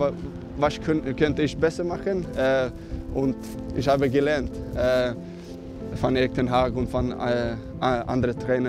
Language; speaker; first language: German; non-native, fluent; Swedish